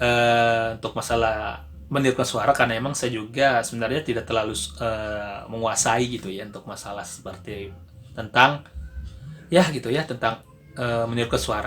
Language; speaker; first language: Indonesian; native; Indonesian